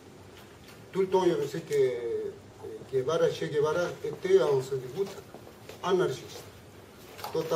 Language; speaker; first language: French; non-native, learner; Spanish